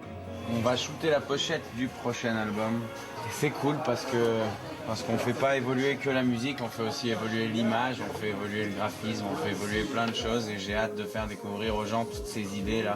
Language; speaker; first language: French; native; French